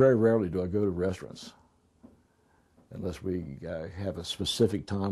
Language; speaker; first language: English; native; English